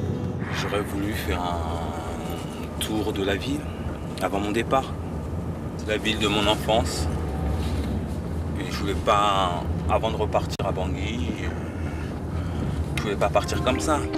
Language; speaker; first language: French; early bilingual, other home language; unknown